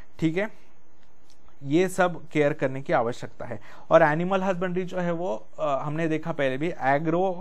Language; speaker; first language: Hindi; non-native, local second language; Marathi